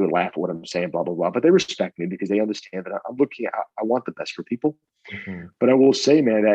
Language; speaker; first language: English; native; English